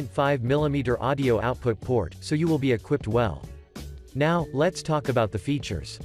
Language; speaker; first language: English; non-native, fluent; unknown